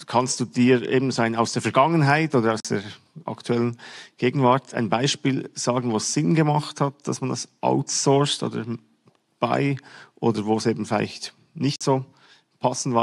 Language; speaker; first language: German; native; German